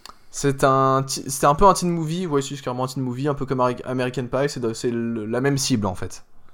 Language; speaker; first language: French; native; French